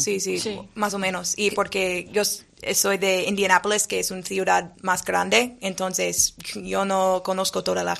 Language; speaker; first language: Spanish; non-native, learner; English